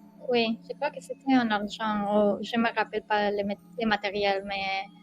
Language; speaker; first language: French; non-native, learner; Spanish